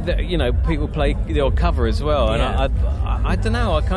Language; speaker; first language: English; native; English